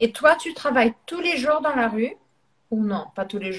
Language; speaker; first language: French; non-native, fluent; Portuguese